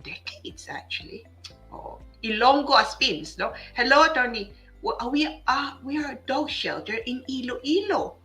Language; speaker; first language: English; non-native, local second language; Filipino